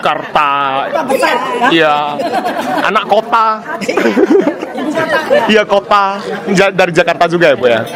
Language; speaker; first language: Indonesian; native; Indonesian